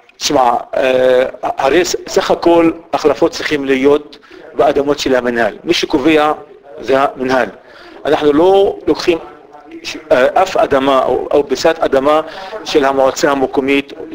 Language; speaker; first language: Hebrew; non-native, local second language; Arabic